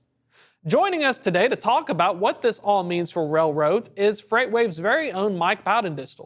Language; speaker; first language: English; native; English